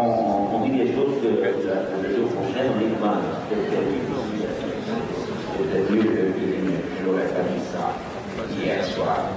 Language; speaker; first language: French; non-native, learner; Dutch